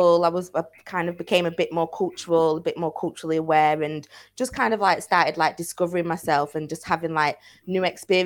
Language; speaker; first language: English; native; English